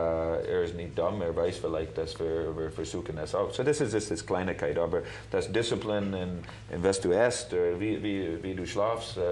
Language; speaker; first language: German; non-native, learner; English